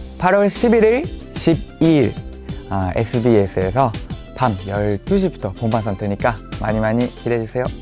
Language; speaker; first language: Korean; non-native, fluent; Japanese